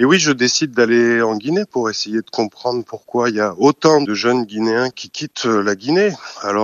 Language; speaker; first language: French; native; French